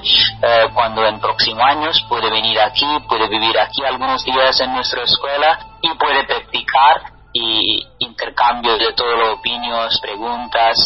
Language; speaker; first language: Spanish; non-native, learner; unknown